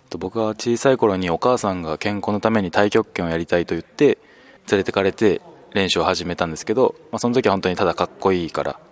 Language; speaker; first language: Japanese; native; Japanese